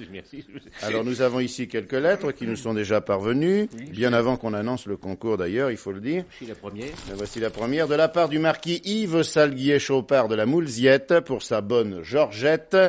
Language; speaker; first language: French; native; French